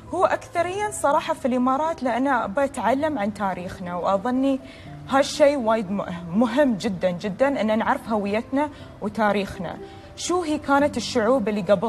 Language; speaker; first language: Arabic; native; Arabic